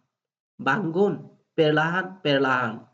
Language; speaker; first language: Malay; non-native, fluent; Bangla